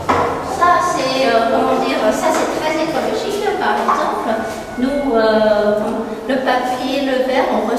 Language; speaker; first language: French; non-native, fluent; Korean